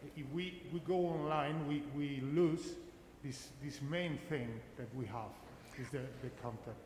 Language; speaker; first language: English; non-native, fluent; Spanish